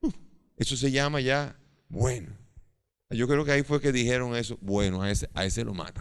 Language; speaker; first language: Spanish; native; Spanish